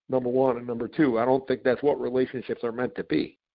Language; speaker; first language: English; native; English